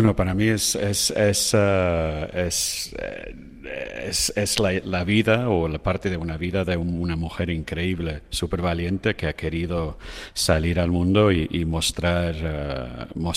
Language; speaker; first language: Spanish; non-native, fluent; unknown